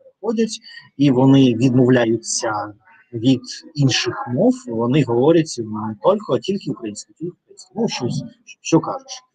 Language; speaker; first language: Ukrainian; non-native, learner; Russian